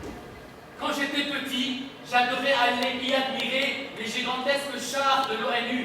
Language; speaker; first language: French; non-native, local second language; Arabic